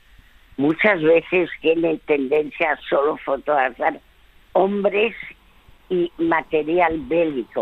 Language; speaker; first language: Spanish; early bilingual, other home language; French